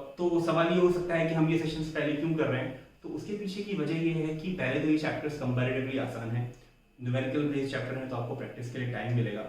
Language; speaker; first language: Hindi; native; Hindi